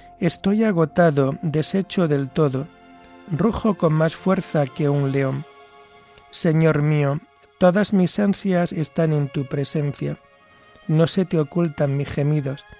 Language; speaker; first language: Spanish; native; Spanish